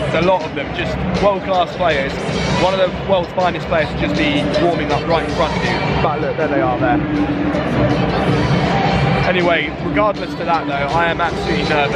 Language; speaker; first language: English; native; English